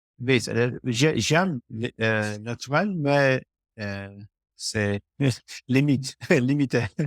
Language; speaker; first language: French; non-native, learner; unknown